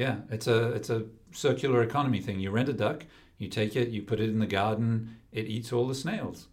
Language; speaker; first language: English; native; English